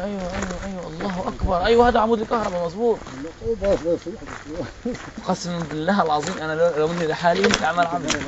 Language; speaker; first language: Arabic; native; Arabic